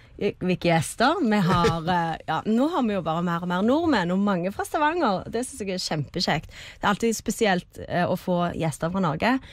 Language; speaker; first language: Norwegian; native; Norwegian